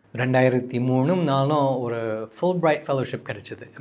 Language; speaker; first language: Tamil; non-native, fluent; English